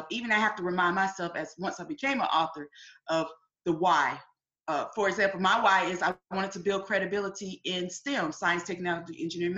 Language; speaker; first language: English; native; English